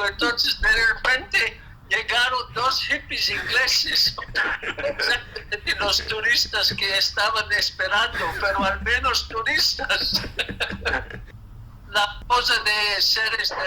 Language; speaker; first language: Spanish; non-native, fluent; English